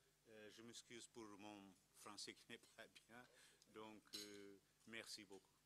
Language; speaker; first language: French; non-native, fluent; Kabuverdianu